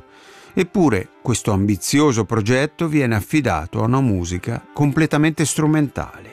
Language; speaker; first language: Italian; native; Italian